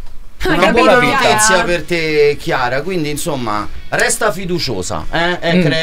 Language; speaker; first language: Italian; native; Italian